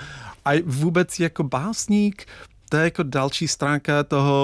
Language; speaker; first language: Czech; non-native, fluent; English